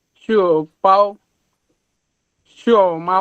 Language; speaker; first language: Chinese; non-native, learner; Bangla